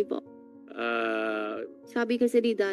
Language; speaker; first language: Filipino; non-native, learner; Chinese